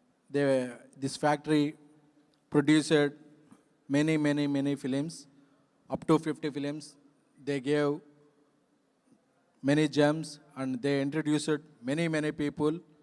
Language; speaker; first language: English; non-native, local second language; Telugu